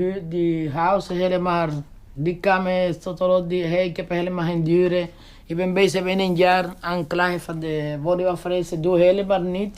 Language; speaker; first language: Dutch; non-native, learner; Spanish